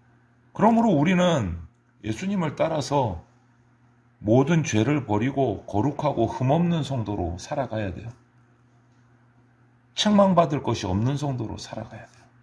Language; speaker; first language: Korean; native; Korean